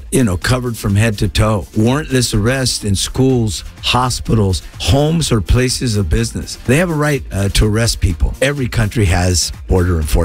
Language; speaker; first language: Spanish; non-native, fluent; English